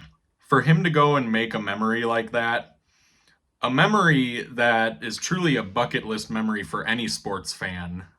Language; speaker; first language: English; native; English